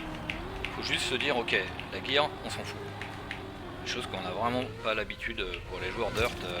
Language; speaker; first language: French; native; French